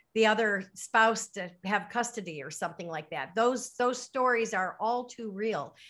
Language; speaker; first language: English; native; English